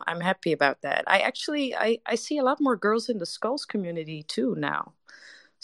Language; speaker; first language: English; non-native, fluent; Dutch